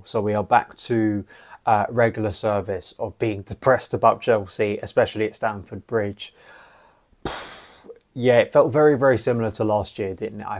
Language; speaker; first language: English; native; English